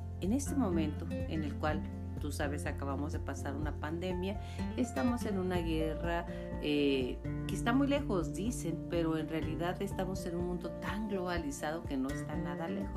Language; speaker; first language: Spanish; native; Spanish